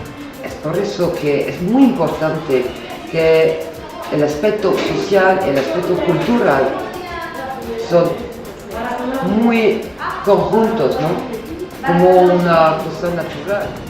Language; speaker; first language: Spanish; non-native, fluent; French